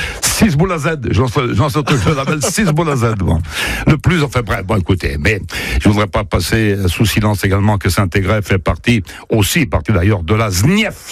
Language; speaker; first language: French; native; French